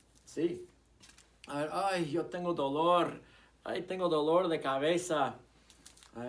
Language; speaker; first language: Spanish; non-native, fluent; English